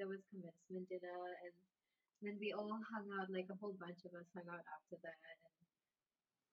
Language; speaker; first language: English; non-native, local second language; Malayalam